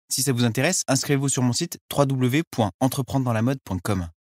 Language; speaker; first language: French; native; French